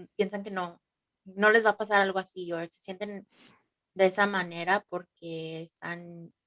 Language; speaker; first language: Spanish; early bilingual, heritage; Spanish